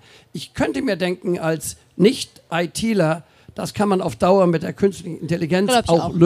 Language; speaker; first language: German; native; German